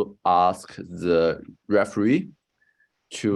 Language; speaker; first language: English; non-native, fluent; Chinese